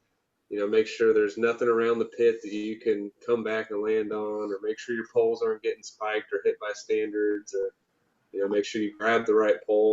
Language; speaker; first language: English; native; English